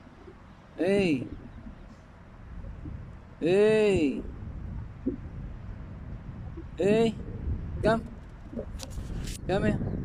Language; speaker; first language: English; non-native, local second language; Filipino